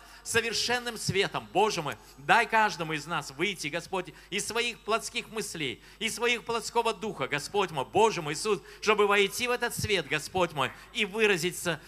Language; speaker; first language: Russian; native; Russian